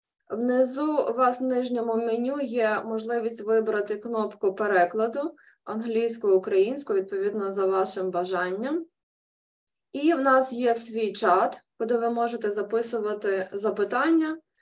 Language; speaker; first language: Ukrainian; native; Ukrainian